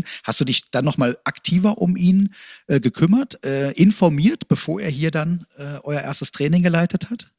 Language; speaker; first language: German; native; German